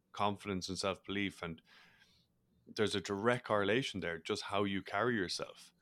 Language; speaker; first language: English; native; English